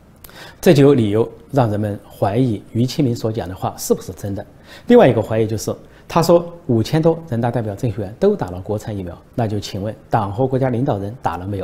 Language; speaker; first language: Chinese; native; Chinese